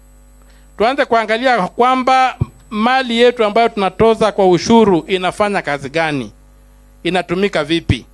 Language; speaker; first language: Swahili; non-native, local second language; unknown